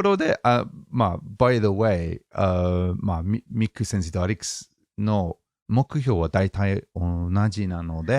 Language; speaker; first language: Japanese; non-native, fluent; English